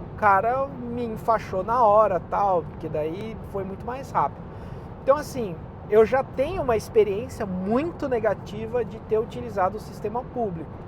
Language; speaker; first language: Portuguese; native; Portuguese